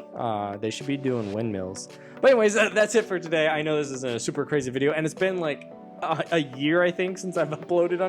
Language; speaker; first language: English; native; English